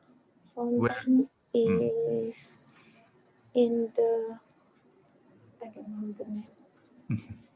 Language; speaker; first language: English; non-native, learner; Indonesian